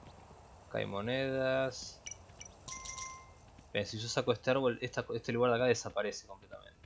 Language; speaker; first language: Spanish; native; Spanish